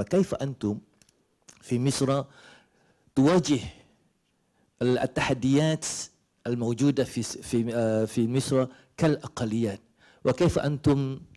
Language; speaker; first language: Arabic; non-native, learner; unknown